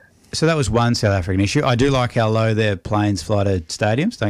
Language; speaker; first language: English; native; English